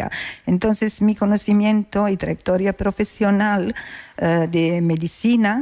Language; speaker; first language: Spanish; non-native, learner; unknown